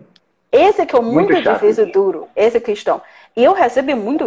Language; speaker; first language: Portuguese; non-native, fluent; Chinese